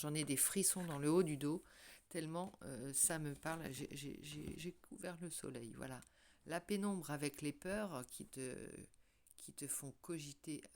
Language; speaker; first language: French; native; French